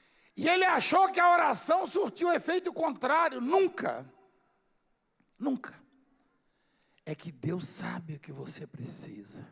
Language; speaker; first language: Portuguese; native; Portuguese